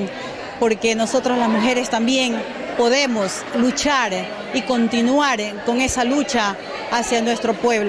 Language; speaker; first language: Spanish; native; Spanish